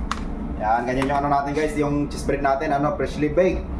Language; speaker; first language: Filipino; native; Filipino